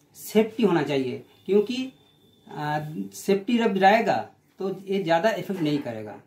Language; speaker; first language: Hindi; non-native, local second language; Bangla